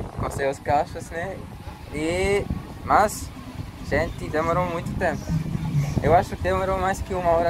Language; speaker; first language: Portuguese; non-native, fluent; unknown